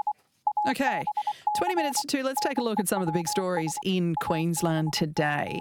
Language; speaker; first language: English; native; English